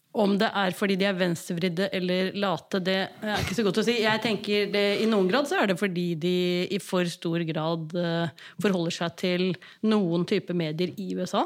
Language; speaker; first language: Norwegian; native; Norwegian